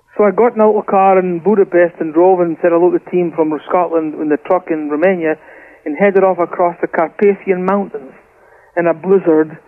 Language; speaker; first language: English; native; English